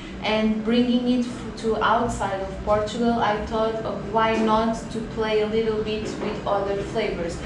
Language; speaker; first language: English; non-native, fluent; Portuguese